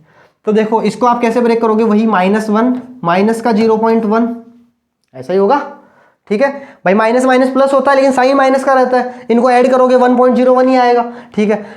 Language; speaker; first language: Hindi; native; Hindi